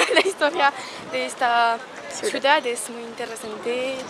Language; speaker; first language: Spanish; non-native, learner; French